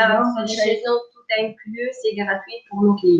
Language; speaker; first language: French; non-native, local second language; Arabic